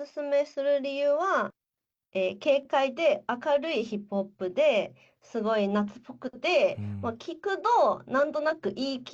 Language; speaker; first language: Japanese; non-native, fluent; Chinese